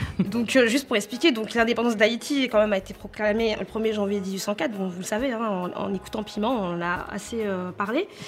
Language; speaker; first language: French; native; French